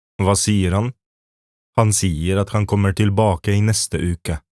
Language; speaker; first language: Norwegian; non-native, fluent; Polish